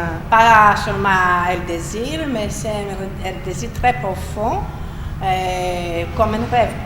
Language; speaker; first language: French; non-native, fluent; Greek